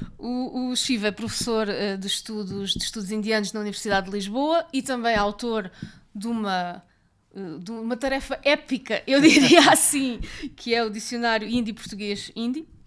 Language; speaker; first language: Portuguese; native; Portuguese